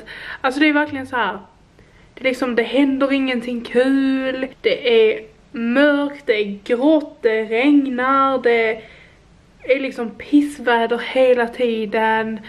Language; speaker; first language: Swedish; native; Swedish